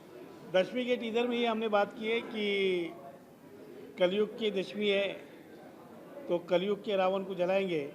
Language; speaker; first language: Hindi; native; Hindi